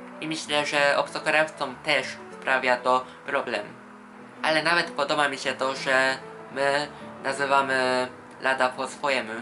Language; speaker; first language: Polish; non-native, fluent; Japanese